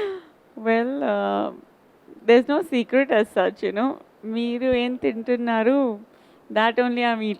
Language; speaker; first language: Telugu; non-native, fluent; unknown